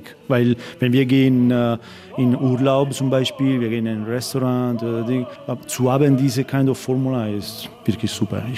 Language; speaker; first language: German; non-native, learner; Italian